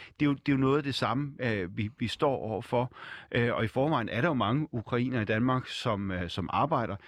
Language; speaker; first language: Danish; native; Danish